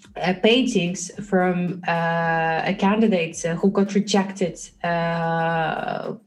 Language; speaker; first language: English; non-native, fluent; Russian